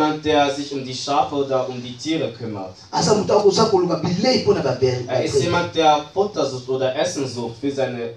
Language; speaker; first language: German; non-native, fluent; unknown